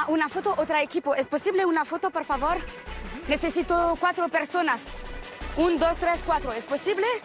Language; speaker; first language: Spanish; non-native, learner; French